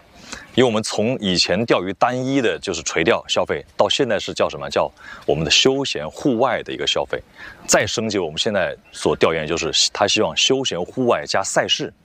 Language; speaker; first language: Chinese; native; Chinese